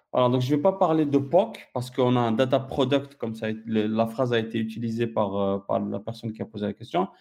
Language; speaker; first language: French; non-native, local second language; Arabic